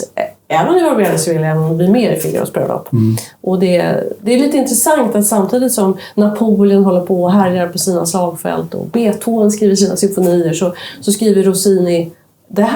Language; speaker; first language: Swedish; native; Swedish